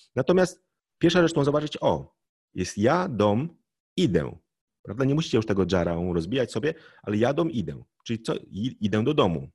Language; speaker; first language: Polish; native; Polish